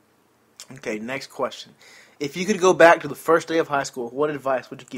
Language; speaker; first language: English; native; English